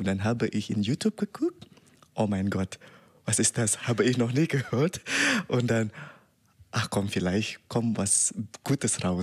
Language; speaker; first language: German; non-native, learner; Indonesian